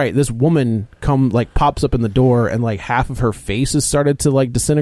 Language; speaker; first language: English; native; English